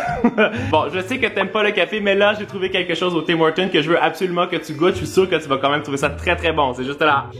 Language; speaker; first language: French; native; French